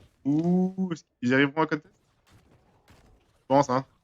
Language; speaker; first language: French; native; French